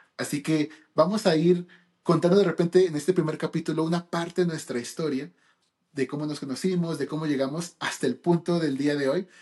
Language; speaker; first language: Spanish; early bilingual, heritage; Spanish